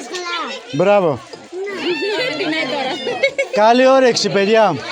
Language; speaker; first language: Greek; non-native, fluent; Armenian